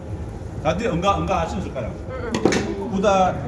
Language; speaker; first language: Indonesian; non-native, learner; Korean